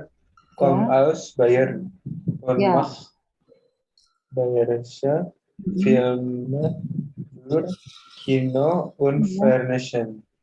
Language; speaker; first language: German; non-native, learner; Indonesian